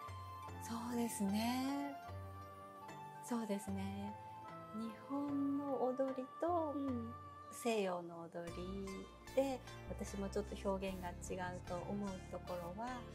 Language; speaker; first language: Japanese; native; Japanese